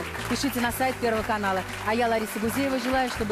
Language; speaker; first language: Russian; native; Russian